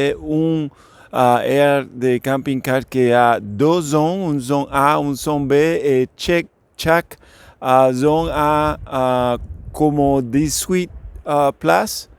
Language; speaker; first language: French; non-native, learner; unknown